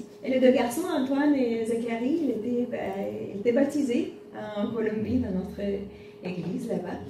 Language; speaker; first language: French; non-native, fluent; Spanish